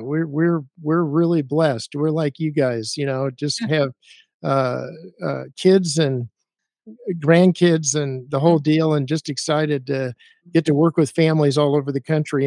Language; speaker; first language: English; native; English